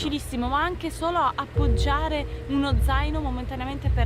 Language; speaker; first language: Italian; native; Italian